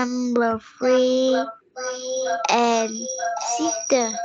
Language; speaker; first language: English; non-native, learner; Vietnamese